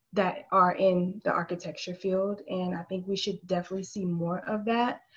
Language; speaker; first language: English; native; English